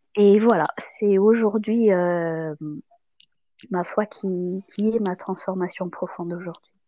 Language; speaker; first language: French; non-native, local second language; Malagasy